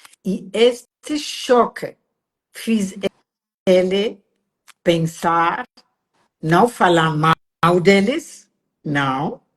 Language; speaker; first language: Portuguese; non-native, fluent; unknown